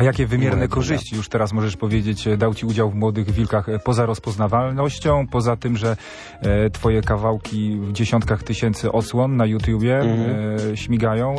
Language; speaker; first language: Polish; native; Polish